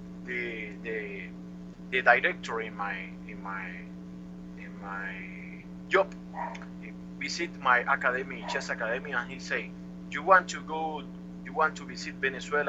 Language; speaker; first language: English; non-native, learner; Spanish